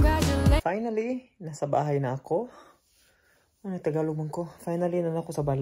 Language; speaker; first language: Cebuano; non-native, local second language; Filipino